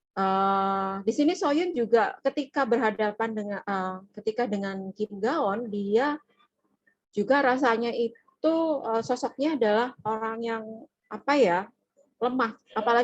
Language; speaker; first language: Indonesian; native; Indonesian